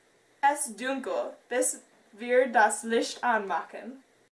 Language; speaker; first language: German; non-native, learner; English